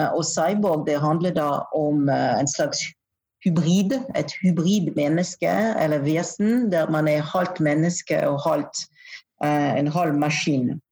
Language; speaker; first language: Norwegian; non-native, fluent; French